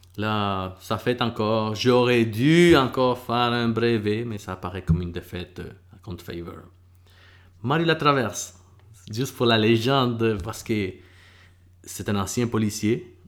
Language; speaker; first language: French; early bilingual, other home language; Spanish